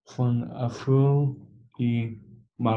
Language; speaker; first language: Spanish; non-native, learner; English